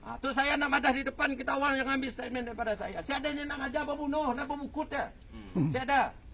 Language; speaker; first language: Malay; native; Malay